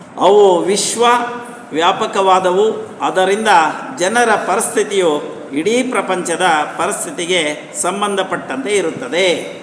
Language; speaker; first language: Kannada; non-native, local second language; Telugu